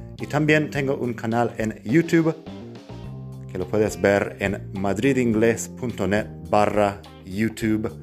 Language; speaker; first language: Spanish; non-native, fluent; English